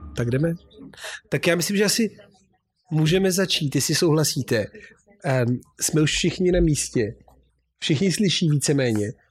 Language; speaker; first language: Czech; non-native, fluent; Italian